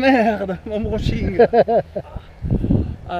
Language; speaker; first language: French; native; French